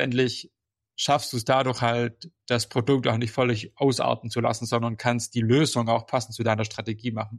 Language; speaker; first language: German; native; German